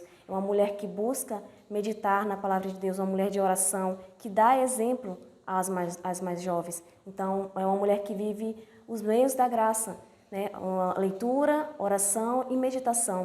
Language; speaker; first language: Portuguese; native; Portuguese